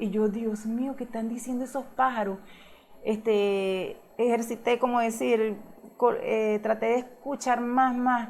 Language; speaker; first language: Spanish; native; Spanish